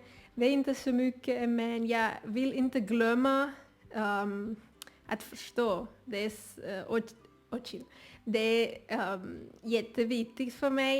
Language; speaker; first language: Swedish; non-native, learner; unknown